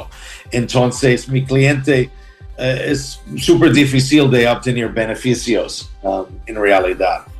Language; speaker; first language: Spanish; non-native, learner; English